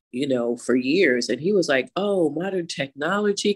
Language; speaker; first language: English; native; English